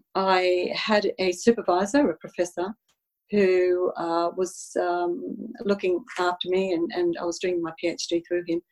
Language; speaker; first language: English; non-native, local second language; Italian